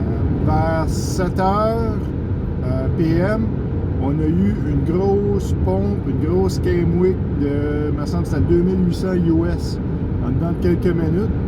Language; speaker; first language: French; native; French